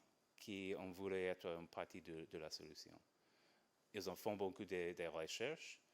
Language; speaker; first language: French; non-native, fluent; English